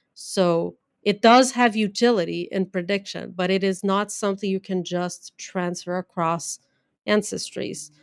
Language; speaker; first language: English; non-native, fluent; Portuguese